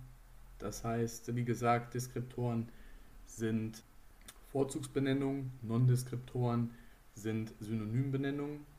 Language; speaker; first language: German; native; German